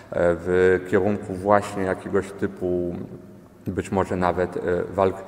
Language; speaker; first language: Polish; native; Polish